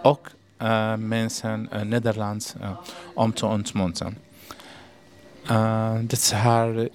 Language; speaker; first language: Dutch; non-native, learner; Arabic